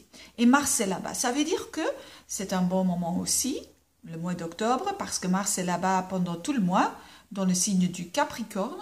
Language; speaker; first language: French; non-native, local second language; Dutch